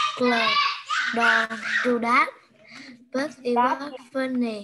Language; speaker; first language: English; non-native, learner; Vietnamese